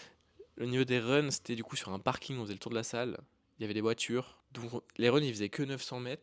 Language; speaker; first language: French; native; French